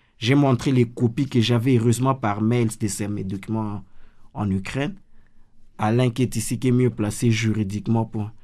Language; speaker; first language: French; non-native, local second language; Lingala